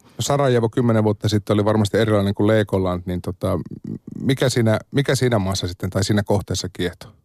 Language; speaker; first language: Finnish; native; Finnish